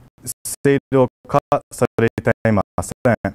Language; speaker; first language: Japanese; non-native, fluent; English